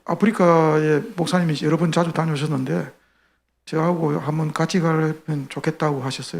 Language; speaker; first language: Korean; native; Korean